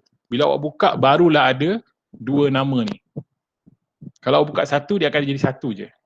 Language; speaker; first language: Malay; native; Malay